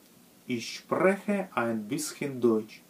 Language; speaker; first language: German; non-native, learner; Russian